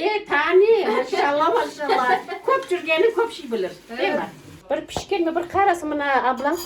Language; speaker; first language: Turkish; native; Turkish